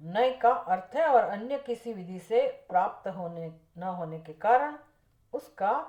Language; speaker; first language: Hindi; non-native, local second language; Gujarati